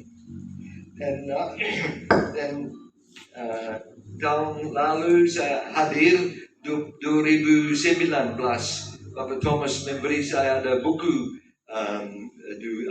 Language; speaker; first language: Indonesian; non-native, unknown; English